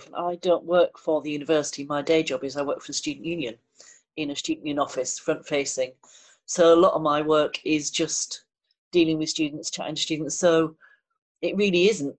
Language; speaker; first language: English; native; English